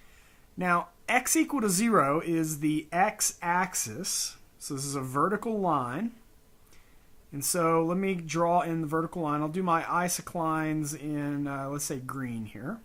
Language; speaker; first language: English; native; English